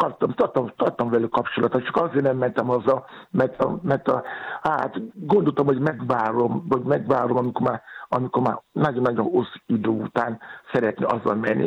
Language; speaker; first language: Hungarian; non-native, fluent; Yoruba